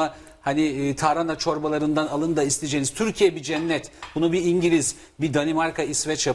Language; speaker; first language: Turkish; native; Turkish